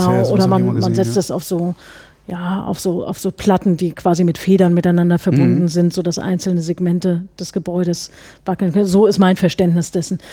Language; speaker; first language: German; native; German